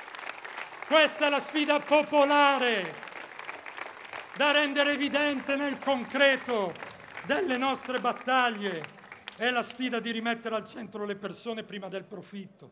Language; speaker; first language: Italian; native; Italian